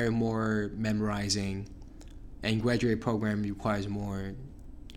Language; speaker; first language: English; non-native, local second language; Cantonese